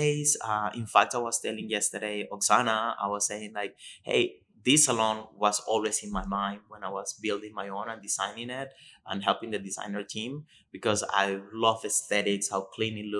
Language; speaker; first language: English; non-native, fluent; Spanish